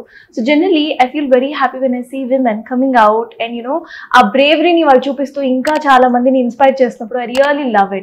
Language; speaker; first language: Telugu; native; Telugu